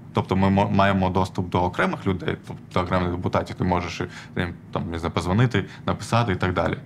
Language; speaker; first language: Ukrainian; non-native, local second language; Armenian